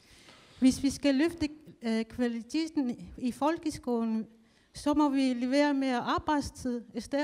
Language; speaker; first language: Danish; non-native, local second language; Kalaallisut